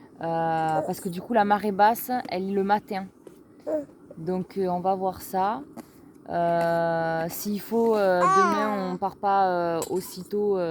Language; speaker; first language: French; native; French